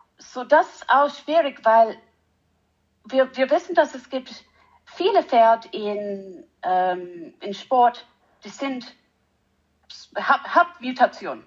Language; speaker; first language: German; non-native, learner; English